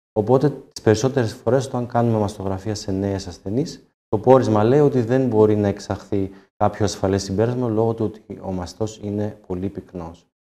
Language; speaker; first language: Greek; native; Greek